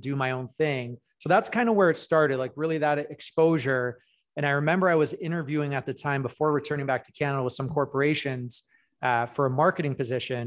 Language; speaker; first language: English; native; English